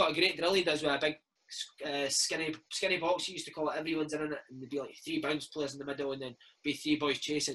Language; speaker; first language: English; native; English